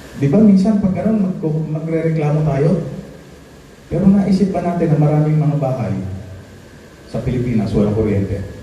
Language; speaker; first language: Filipino; native; Filipino